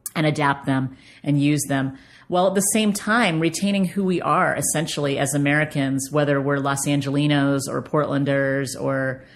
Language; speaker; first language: English; native; English